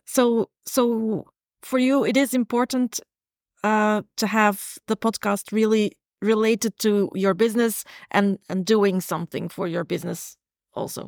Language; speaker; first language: English; non-native, fluent; Dutch